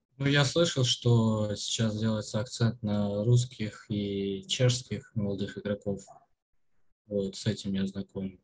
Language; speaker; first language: Russian; native; Russian